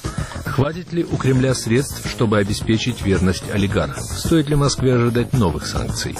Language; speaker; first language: Russian; native; Russian